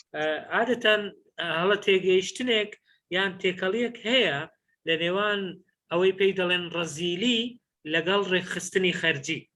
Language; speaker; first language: Central Kurdish; native; Central Kurdish